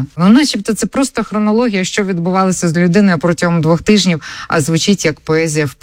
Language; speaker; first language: Ukrainian; native; Ukrainian